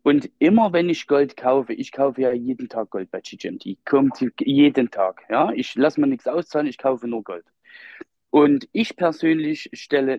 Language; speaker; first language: German; native; German